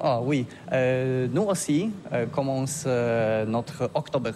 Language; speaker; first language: French; non-native, learner; Polish